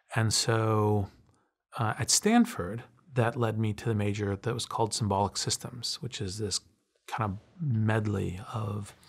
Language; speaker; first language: English; native; English